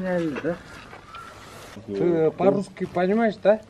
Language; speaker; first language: Russian; non-native, local second language; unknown